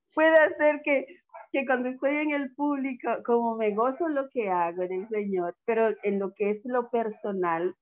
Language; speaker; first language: Spanish; native; Spanish